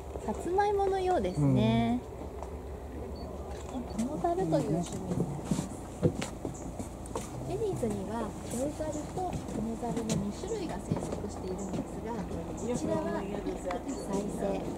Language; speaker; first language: Japanese; native; Japanese